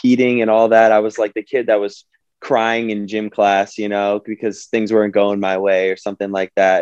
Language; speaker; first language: English; native; English